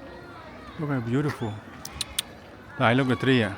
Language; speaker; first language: English; non-native, learner; Vietnamese